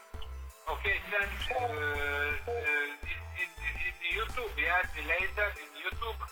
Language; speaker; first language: English; non-native, learner; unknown